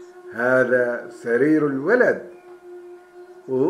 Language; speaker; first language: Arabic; non-native, fluent; Turkish